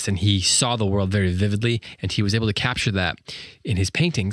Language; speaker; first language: English; native; English